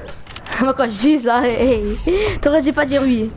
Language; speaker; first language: French; native; French